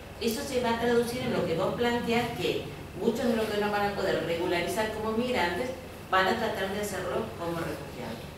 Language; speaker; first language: Spanish; native; Spanish